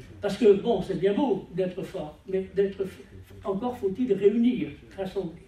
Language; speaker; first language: French; native; French